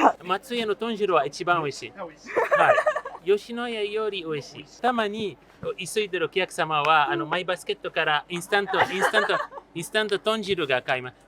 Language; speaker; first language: Japanese; non-native, learner; Arabic